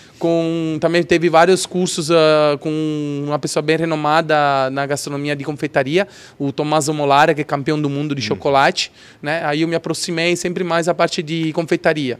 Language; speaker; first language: Portuguese; non-native, fluent; Italian